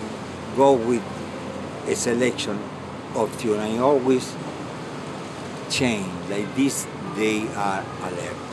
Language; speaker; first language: English; non-native, fluent; Spanish